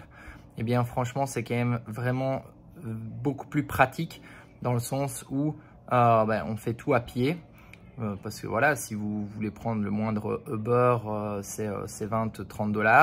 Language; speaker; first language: French; native; French